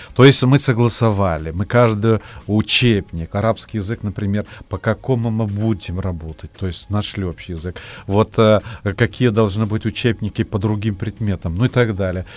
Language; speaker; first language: Russian; non-native, local second language; Tatar